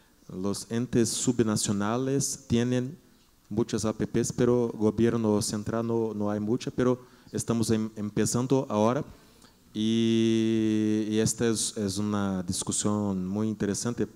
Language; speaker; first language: Spanish; non-native, learner; Portuguese